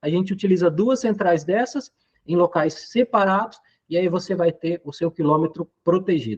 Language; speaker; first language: Portuguese; native; Portuguese